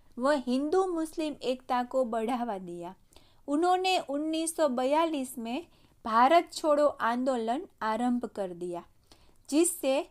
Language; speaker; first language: Hindi; non-native, local second language; Gujarati